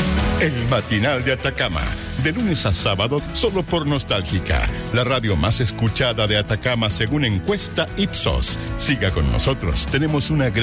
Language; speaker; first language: Spanish; native; Spanish